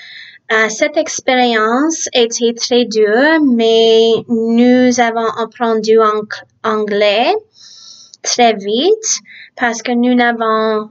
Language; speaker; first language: French; early bilingual, other home language; Czech